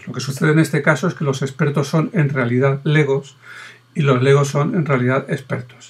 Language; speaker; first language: Spanish; native; Spanish